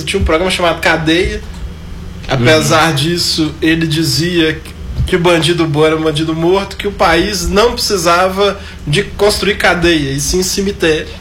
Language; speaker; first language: Portuguese; native; Portuguese